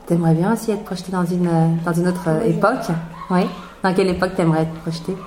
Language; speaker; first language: French; native; French